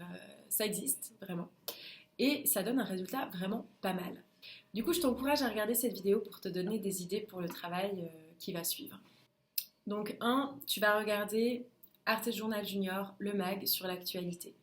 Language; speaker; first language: French; native; French